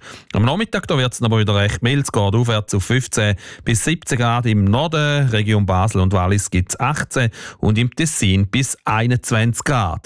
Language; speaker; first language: German; native; German